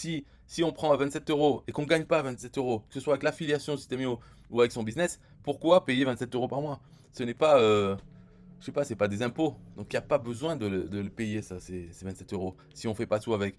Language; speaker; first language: French; native; French